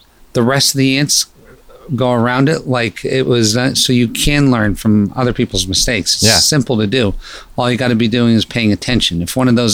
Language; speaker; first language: English; native; English